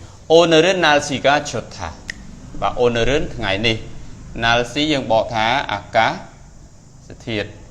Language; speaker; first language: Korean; non-native, fluent; Khmer